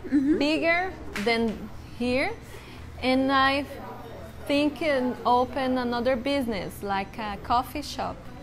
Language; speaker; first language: English; non-native, learner; Portuguese